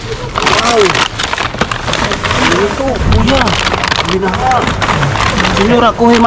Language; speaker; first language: Spanish; non-native, learner; Filipino